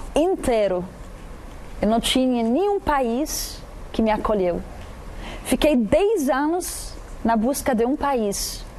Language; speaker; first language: Portuguese; non-native, fluent; Arabic